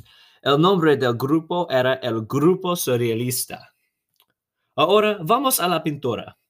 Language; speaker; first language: Spanish; non-native, learner; English